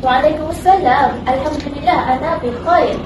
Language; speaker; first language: Arabic; non-native, learner; Malay